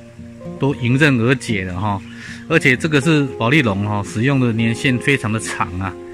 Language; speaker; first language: Chinese; native; Chinese